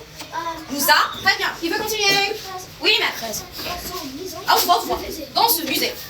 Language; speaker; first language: French; non-native, local second language; Arabic